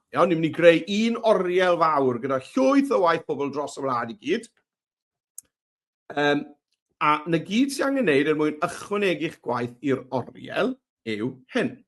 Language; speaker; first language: Welsh; native; Welsh